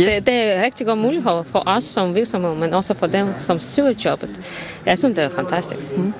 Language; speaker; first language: Danish; non-native, learner; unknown